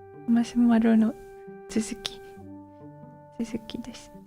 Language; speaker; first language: Japanese; non-native, learner; English